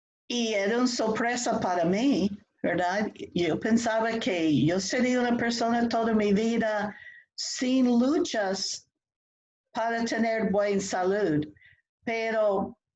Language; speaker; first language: Spanish; non-native, fluent; English